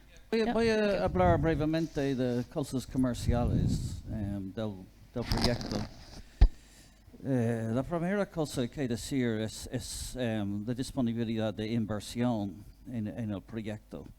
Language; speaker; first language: Spanish; non-native, fluent; English